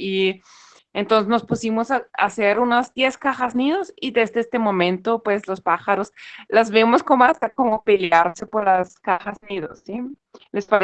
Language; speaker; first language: Spanish; non-native, fluent; German